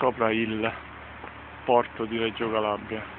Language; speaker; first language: Italian; native; Italian